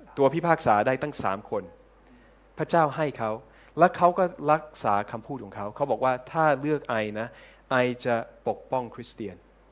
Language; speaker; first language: Thai; non-native, fluent; English